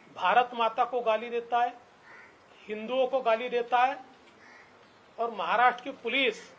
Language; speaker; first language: Hindi; non-native, local second language; Marathi